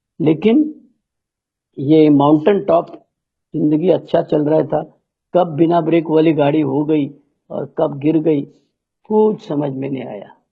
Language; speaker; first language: Hindi; non-native, local second language; Marathi